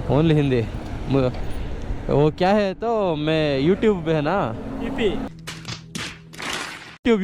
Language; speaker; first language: Hindi; non-native, local second language; Kannada